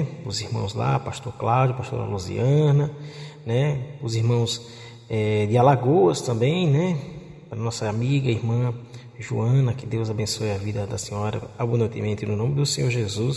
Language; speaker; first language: Portuguese; native; Portuguese